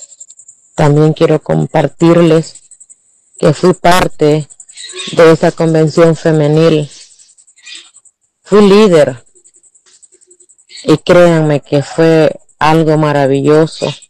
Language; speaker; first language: Spanish; native; Spanish